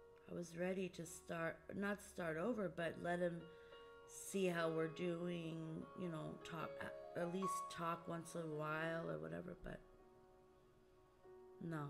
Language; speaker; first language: English; early bilingual, other home language; Portuguese